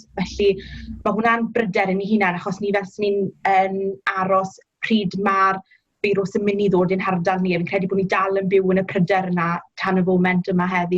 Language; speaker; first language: Welsh; native; Welsh